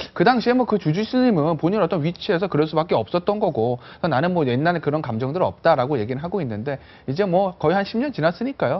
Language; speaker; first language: Korean; native; Korean